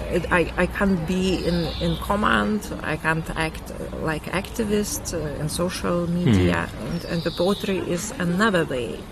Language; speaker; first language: English; non-native, fluent; Lithuanian